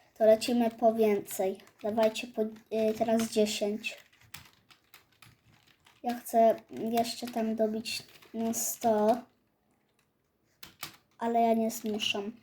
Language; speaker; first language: Polish; native; Polish